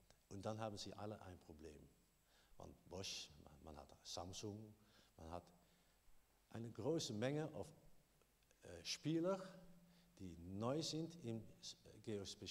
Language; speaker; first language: German; non-native, learner; Dutch